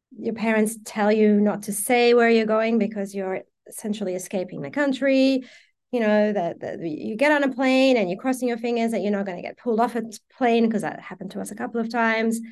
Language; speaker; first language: English; early bilingual, other home language; Persian